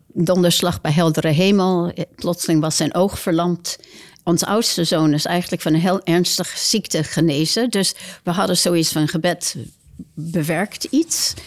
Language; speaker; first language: Dutch; non-native, fluent; English